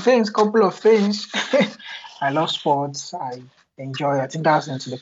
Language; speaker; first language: English; non-native, local second language; Yoruba